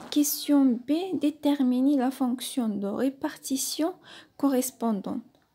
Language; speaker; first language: French; non-native, local second language; Arabic